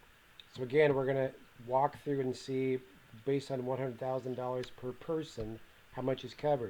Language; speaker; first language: English; native; English